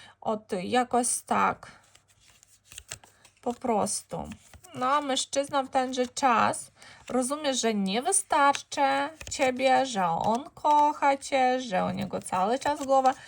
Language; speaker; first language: Polish; non-native, fluent; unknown